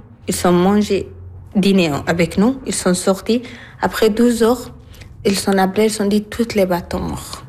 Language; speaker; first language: French; non-native, learner; Arabic